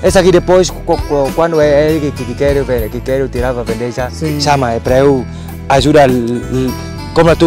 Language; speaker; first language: Portuguese; non-native, learner; Vietnamese